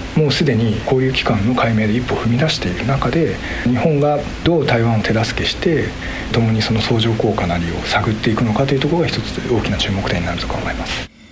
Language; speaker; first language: Japanese; native; Japanese